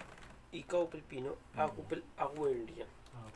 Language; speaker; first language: Filipino; non-native, learner; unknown